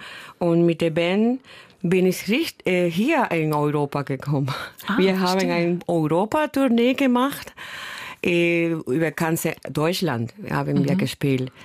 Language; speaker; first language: German; non-native, fluent; Spanish